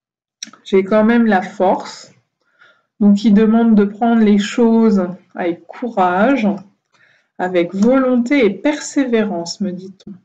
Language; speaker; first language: French; native; French